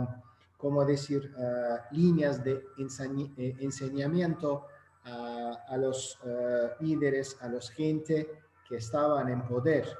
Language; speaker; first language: Spanish; non-native, fluent; Azerbaijani